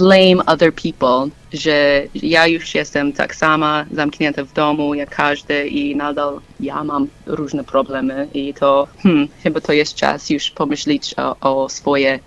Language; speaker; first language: Polish; non-native, learner; English